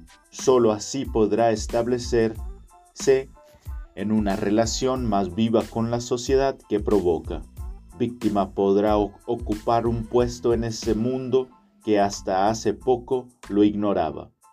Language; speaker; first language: Spanish; native; Spanish